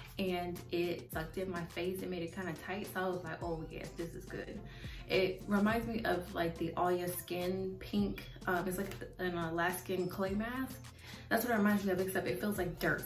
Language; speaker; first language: English; native; English